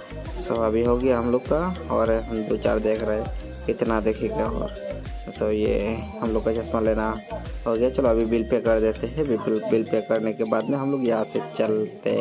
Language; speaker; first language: Hindi; non-native, local second language; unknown